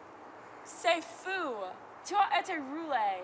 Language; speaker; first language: French; non-native, learner; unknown